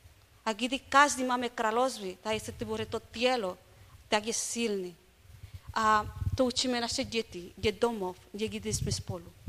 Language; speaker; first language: Czech; non-native, learner; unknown